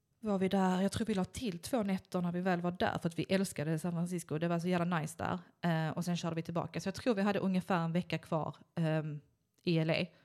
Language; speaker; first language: Swedish; native; Swedish